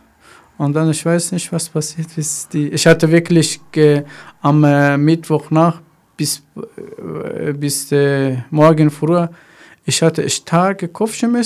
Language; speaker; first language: German; non-native, learner; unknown